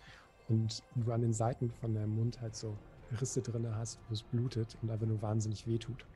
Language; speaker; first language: German; native; German